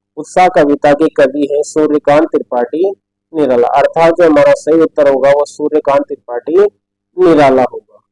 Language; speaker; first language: Hindi; native; Hindi